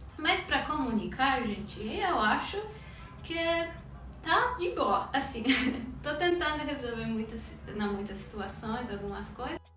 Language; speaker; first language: Portuguese; non-native, fluent; Polish